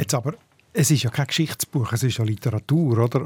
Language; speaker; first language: German; native; German